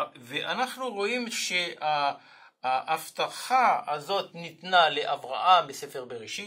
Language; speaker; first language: Hebrew; non-native, fluent; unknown